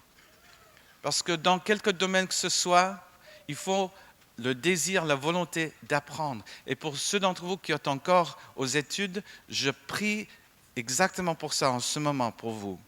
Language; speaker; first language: French; non-native, fluent; English